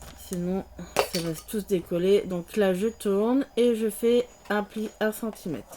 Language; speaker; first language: French; native; French